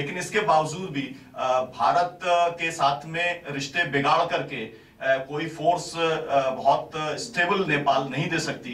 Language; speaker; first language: Hindi; native; Hindi